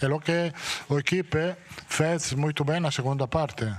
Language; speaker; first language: Portuguese; non-native, learner; Italian